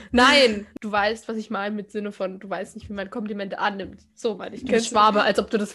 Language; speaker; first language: German; native; German